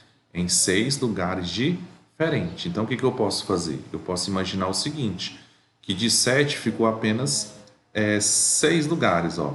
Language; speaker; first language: Portuguese; native; Portuguese